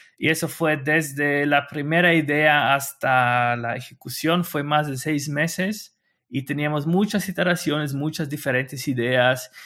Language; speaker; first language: Spanish; non-native, fluent; Luxembourgish